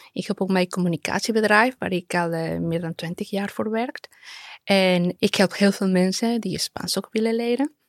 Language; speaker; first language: Dutch; non-native, fluent; Spanish